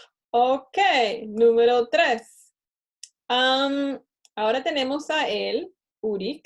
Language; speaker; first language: Spanish; non-native, fluent; English